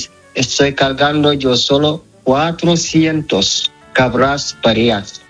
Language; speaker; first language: Spanish; non-native, learner; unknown